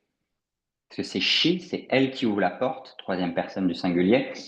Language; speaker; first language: French; native; French